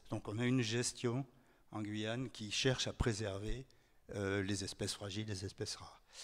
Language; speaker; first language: French; native; French